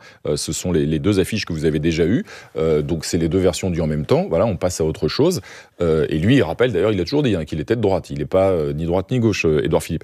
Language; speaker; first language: French; native; French